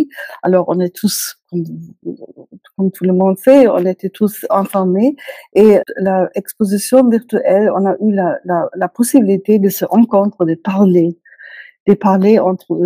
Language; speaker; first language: French; non-native, fluent; German